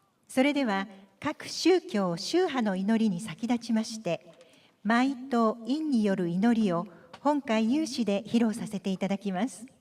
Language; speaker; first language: Japanese; native; Japanese